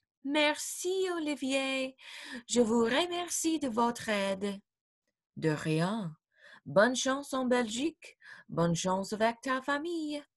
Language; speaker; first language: French; non-native, fluent; English